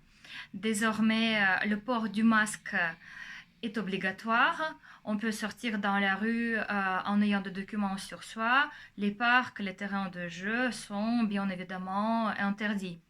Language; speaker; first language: French; non-native, fluent; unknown